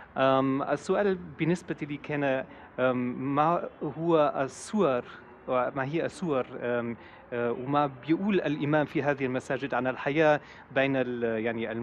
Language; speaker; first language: Arabic; non-native, fluent; German